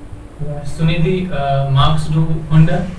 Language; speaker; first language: German; non-native, learner; Hindi